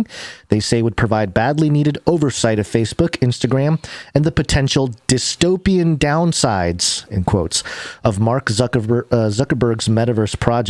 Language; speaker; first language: English; native; English